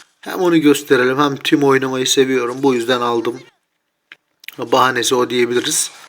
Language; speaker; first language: Turkish; native; Turkish